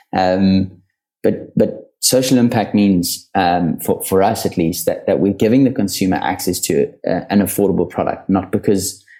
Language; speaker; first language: English; native; English